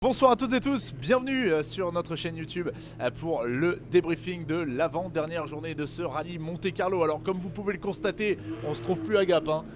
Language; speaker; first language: French; native; French